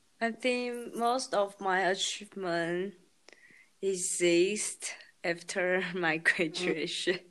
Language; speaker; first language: English; non-native, learner; Chinese